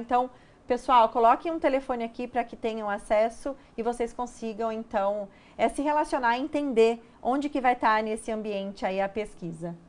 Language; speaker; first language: Portuguese; native; Portuguese